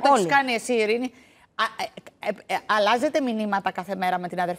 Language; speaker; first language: Greek; native; Greek